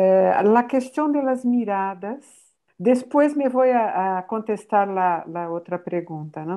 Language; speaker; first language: Spanish; non-native, fluent; Portuguese